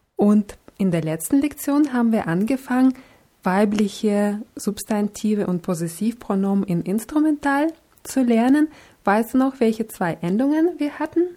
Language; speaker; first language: German; non-native, fluent; Russian